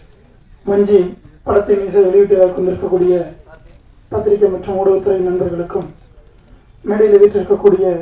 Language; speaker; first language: Tamil; native; Tamil